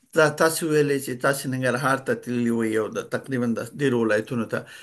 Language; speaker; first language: Pashto; native; Pashto